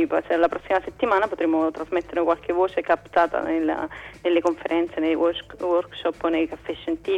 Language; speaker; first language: Italian; native; Italian